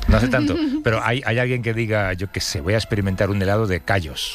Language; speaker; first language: Spanish; native; Spanish